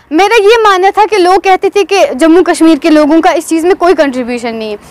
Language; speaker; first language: Hindi; non-native, local second language; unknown